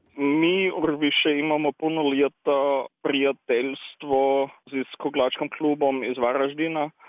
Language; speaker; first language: Croatian; native; Croatian